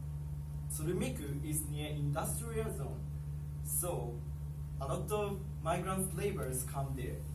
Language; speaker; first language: English; non-native, learner; Japanese